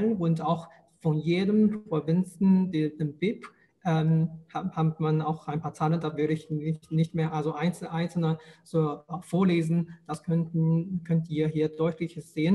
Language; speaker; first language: German; non-native, fluent; Chinese